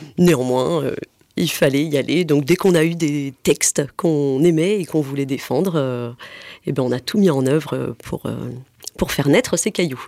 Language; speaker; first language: French; native; French